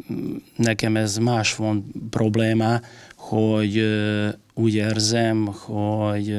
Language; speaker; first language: Hungarian; non-native, learner; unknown